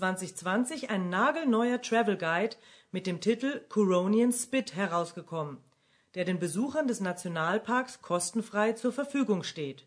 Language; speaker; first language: German; native; German